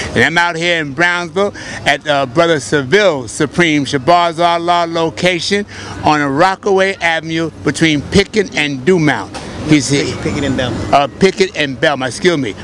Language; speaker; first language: English; native; English